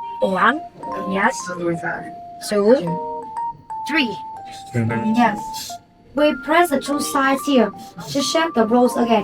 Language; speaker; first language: English; non-native, fluent; Vietnamese